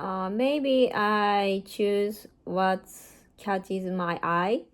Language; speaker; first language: English; non-native, learner; Japanese